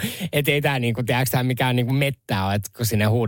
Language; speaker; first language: Finnish; native; Finnish